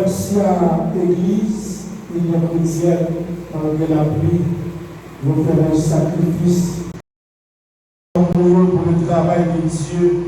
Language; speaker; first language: French; non-native, local second language; Haitian Creole